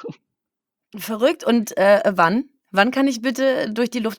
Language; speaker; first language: German; native; German